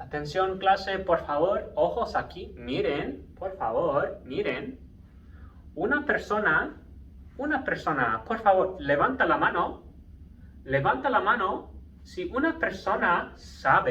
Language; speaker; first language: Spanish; non-native, fluent; English